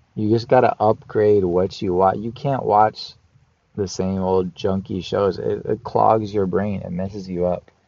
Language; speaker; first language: English; native; English